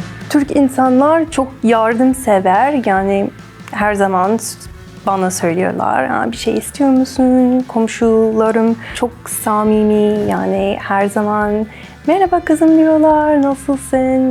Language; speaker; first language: Turkish; non-native, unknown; English